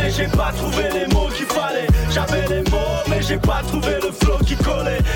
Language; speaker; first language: French; non-native, local second language; Lingala